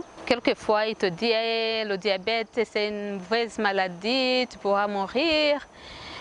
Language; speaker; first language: French; non-native, local second language; Kinyarwanda